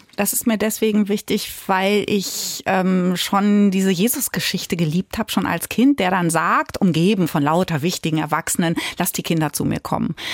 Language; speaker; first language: German; native; German